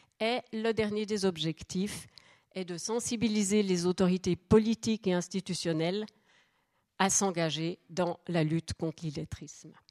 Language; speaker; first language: French; native; French